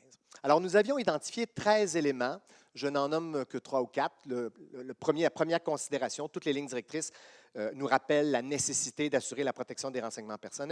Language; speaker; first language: French; native; French